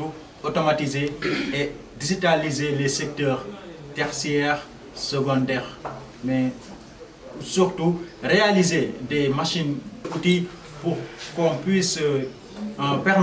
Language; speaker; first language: French; non-native, local second language; Wolof